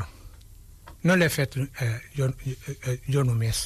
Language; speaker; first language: Catalan; non-native, fluent; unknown